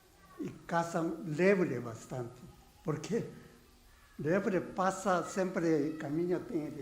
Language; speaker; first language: Portuguese; non-native, learner; Japanese